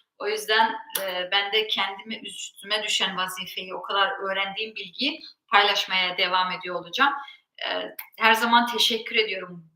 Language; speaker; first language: Turkish; early bilingual, heritage; Turkish